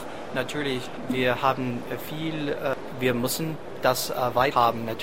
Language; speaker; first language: German; non-native, fluent; English